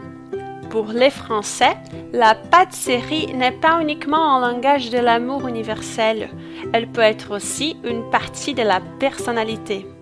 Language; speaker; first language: French; non-native, fluent; Portuguese